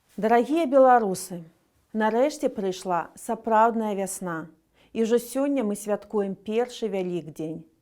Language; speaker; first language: Belarusian; native; Belarusian